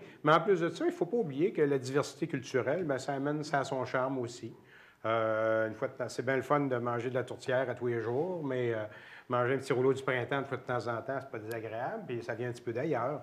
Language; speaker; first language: French; native; French